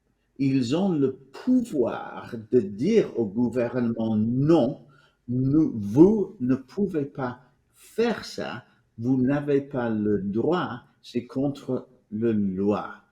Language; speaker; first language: French; non-native, fluent; English